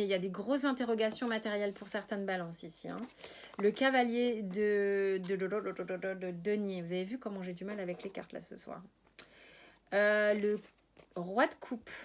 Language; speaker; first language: French; native; French